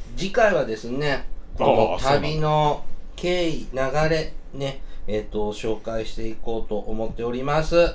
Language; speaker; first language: Japanese; native; Japanese